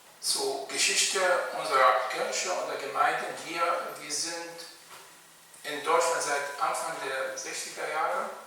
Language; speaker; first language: German; non-native, fluent; Arabic